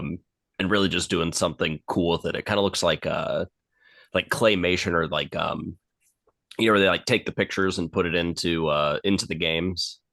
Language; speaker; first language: English; native; English